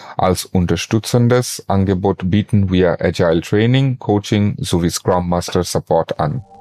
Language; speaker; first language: German; non-native, fluent; Bangla